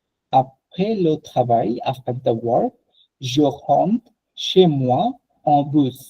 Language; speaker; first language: French; non-native, fluent; Bangla